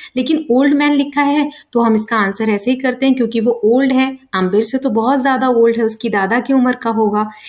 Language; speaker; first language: Hindi; native; Hindi